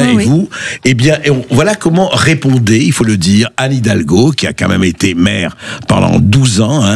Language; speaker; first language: French; native; French